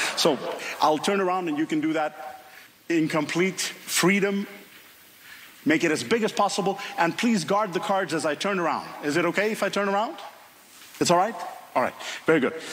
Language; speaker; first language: English; non-native, fluent; Finnish